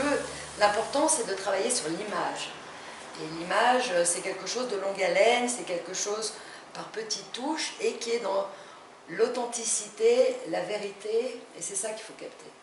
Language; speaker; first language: French; non-native, fluent; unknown